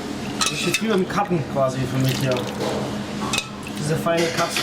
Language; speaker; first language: German; native; German